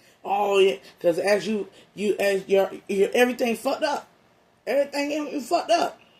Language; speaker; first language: English; native; English